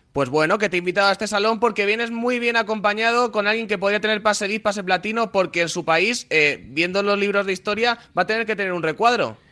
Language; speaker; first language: Spanish; native; Spanish